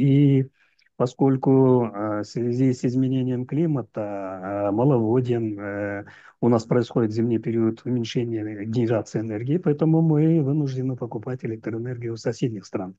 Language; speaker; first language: Russian; non-native, local second language; Uzbek